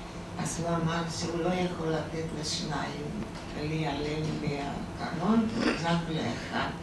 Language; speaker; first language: Hebrew; non-native, fluent; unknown